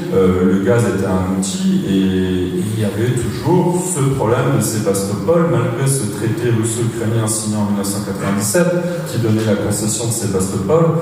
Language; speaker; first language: French; native; French